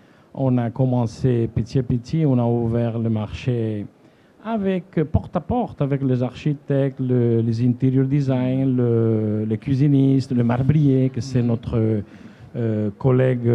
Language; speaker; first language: French; non-native, fluent; Spanish